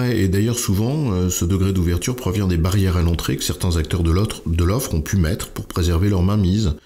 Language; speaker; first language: French; native; French